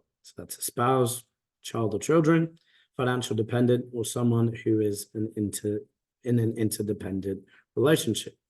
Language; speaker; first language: English; native; English